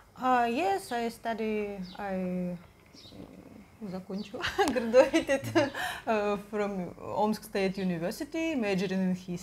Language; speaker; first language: English; non-native, learner; Russian